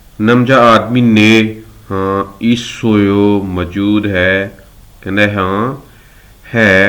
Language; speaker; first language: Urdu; non-native, local second language; Punjabi